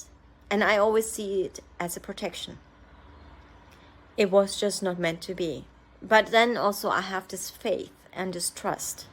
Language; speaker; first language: English; non-native, fluent; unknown